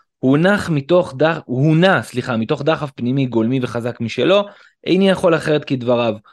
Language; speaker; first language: Hebrew; native; Hebrew